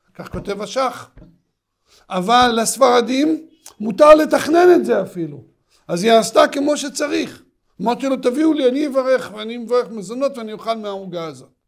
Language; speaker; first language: Hebrew; native; Hebrew